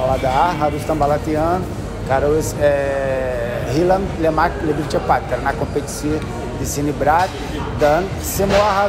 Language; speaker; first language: Indonesian; non-native, learner; Portuguese